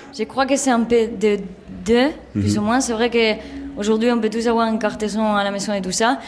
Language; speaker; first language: French; non-native, fluent; Spanish